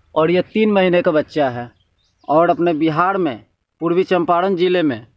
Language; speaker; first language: Hindi; native; Hindi